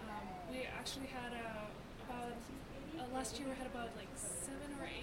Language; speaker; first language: English; non-native, fluent; Russian